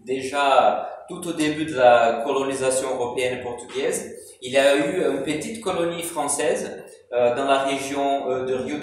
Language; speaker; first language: French; non-native, fluent; Portuguese